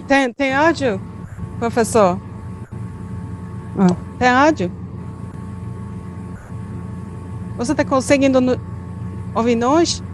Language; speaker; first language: Portuguese; non-native, learner; Turkish